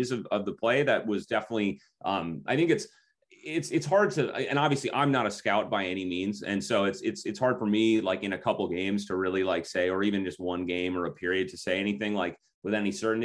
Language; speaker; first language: English; native; English